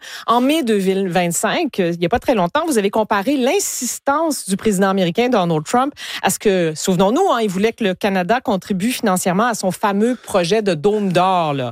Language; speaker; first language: French; native; French